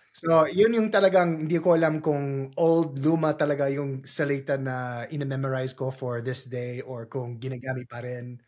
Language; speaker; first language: Filipino; non-native, fluent; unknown